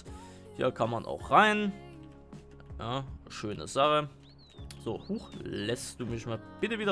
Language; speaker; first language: German; native; German